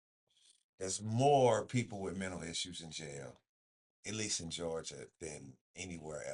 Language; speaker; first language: English; native; English